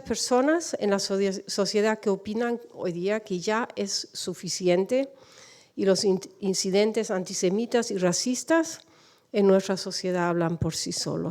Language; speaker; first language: Spanish; non-native, fluent; German